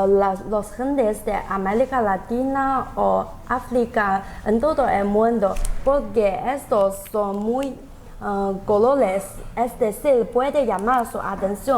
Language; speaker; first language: Spanish; non-native, learner; Chinese